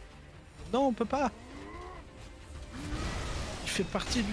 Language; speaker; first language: French; native; French